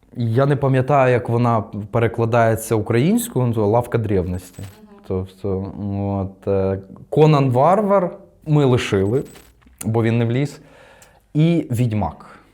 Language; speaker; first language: Ukrainian; non-native, local second language; Russian